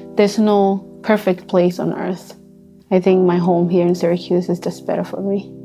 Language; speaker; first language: English; non-native, fluent; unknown